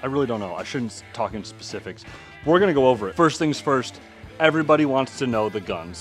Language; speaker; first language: English; native; English